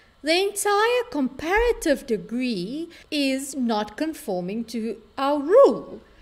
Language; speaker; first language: English; native; English